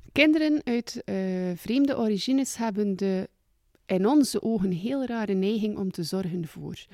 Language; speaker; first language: Dutch; native; Dutch